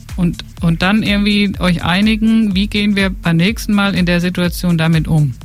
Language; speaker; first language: German; native; German